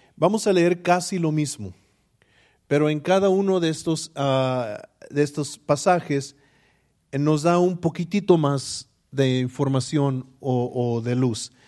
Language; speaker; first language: Spanish; early bilingual, heritage; English